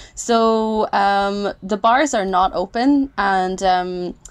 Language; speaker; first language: English; native; English